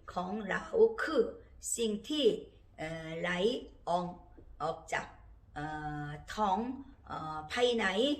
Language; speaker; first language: Thai; non-native, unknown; Korean